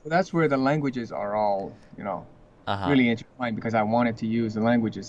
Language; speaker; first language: English; early bilingual, other home language; Chinese